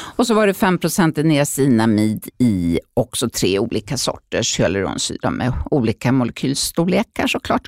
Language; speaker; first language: Swedish; native; Swedish